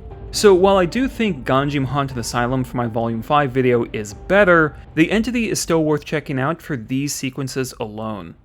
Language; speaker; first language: English; native; English